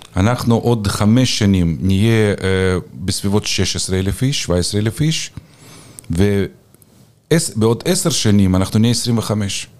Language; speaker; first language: Hebrew; non-native, fluent; Russian